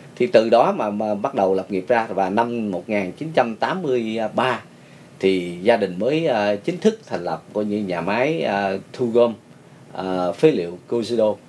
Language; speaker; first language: Vietnamese; native; Vietnamese